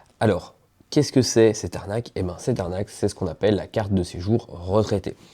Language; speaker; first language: French; native; French